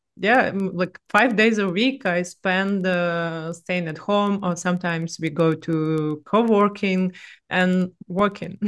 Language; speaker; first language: English; non-native, fluent; Russian